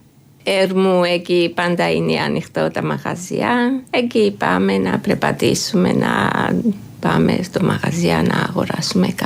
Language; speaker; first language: Greek; non-native, learner; Georgian